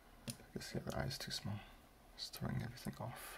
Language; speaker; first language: English; native; English